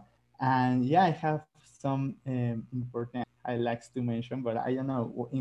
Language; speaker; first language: English; non-native, fluent; Spanish